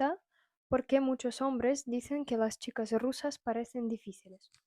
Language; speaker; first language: Spanish; non-native, fluent; Russian